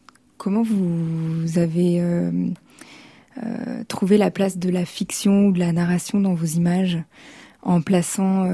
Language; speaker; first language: French; native; French